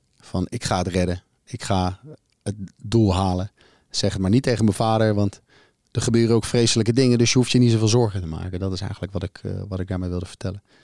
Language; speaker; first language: Dutch; native; Dutch